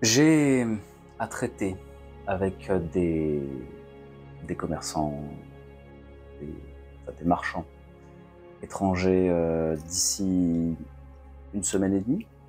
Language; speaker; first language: French; native; French